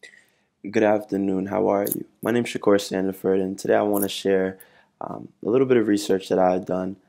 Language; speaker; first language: English; native; English